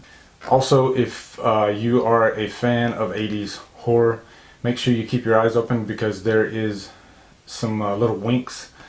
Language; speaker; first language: English; native; English